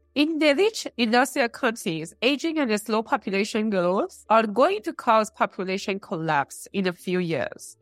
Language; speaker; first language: English; non-native, fluent; Persian